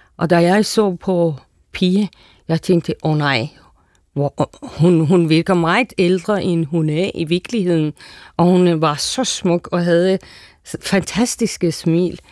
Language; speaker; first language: Danish; non-native, fluent; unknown